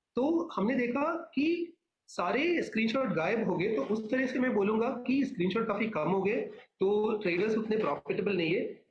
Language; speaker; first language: Hindi; non-native, local second language; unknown